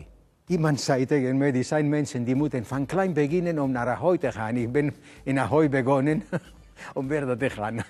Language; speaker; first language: Dutch; non-native, fluent; Spanish